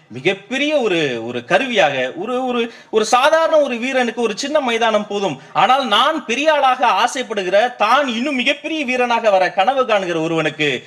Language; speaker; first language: Tamil; native; Tamil